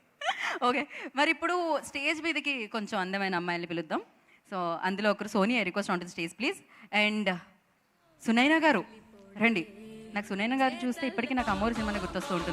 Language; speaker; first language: Telugu; native; Telugu